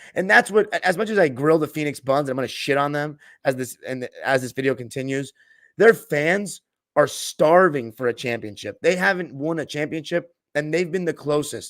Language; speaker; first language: English; native; English